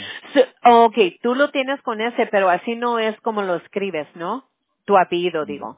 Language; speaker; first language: Spanish; early bilingual, heritage; English